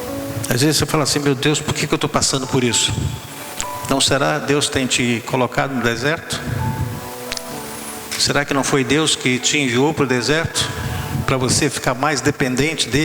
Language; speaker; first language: Portuguese; native; Portuguese